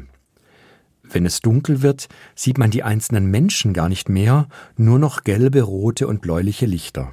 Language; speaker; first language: German; native; German